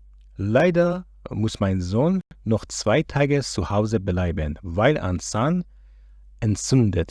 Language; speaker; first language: German; non-native, fluent; Persian